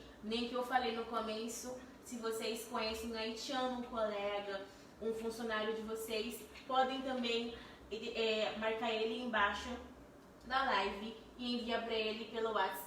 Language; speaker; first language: Portuguese; non-native, fluent; Haitian Creole